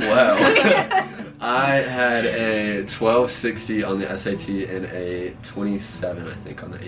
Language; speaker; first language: English; native; English